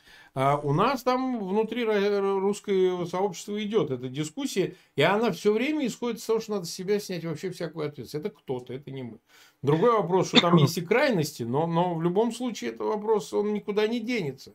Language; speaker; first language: Russian; native; Russian